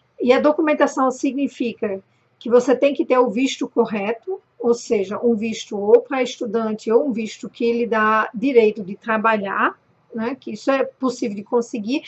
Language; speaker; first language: Portuguese; non-native, fluent; German